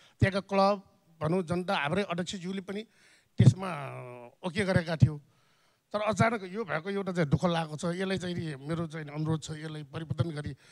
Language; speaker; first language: Nepali; non-native, local second language; Newari